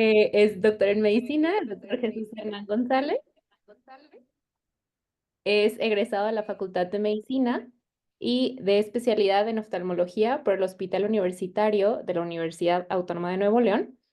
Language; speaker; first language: Spanish; native; Spanish